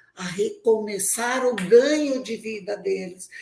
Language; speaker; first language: Portuguese; native; Portuguese